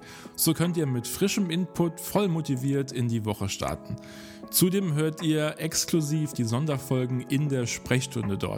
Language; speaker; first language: German; native; German